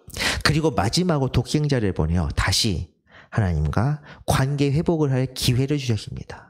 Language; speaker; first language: Korean; native; Korean